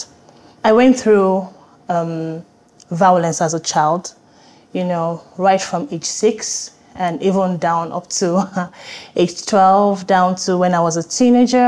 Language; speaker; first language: English; non-native, local second language; Yoruba